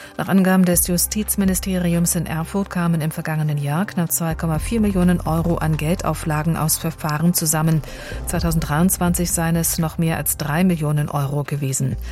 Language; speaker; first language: German; native; German